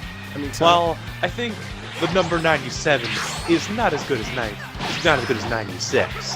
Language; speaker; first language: English; native; English